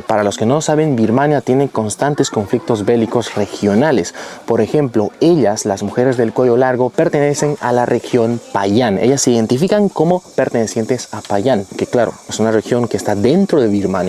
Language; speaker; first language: Spanish; native; Spanish